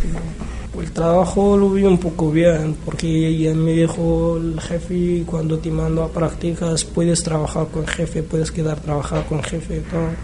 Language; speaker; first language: Spanish; non-native, learner; Arabic